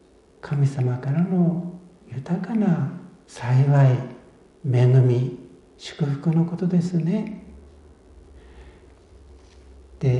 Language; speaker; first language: Japanese; native; Japanese